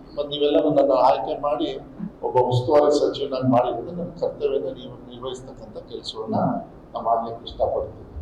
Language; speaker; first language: Kannada; native; Kannada